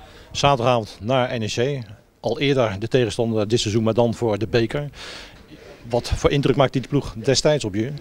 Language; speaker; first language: Dutch; native; Dutch